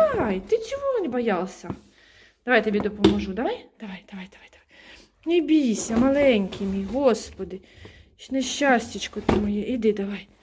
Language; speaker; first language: Ukrainian; native; Ukrainian